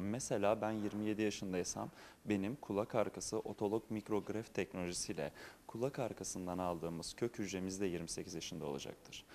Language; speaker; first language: Turkish; native; Turkish